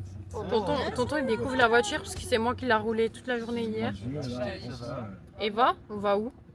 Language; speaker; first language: French; native; French